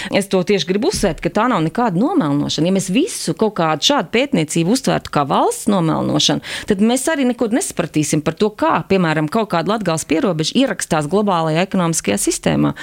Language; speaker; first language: Latvian; native; Latvian